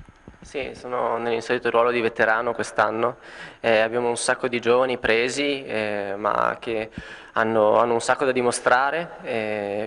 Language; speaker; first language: Italian; native; Italian